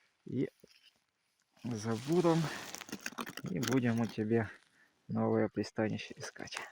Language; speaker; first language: Russian; native; Russian